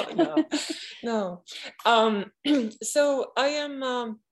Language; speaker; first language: English; non-native, fluent; Latvian